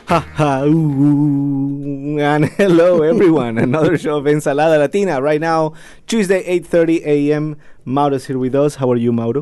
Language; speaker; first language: English; non-native, fluent; Spanish